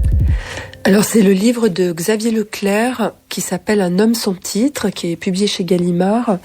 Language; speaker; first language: French; native; French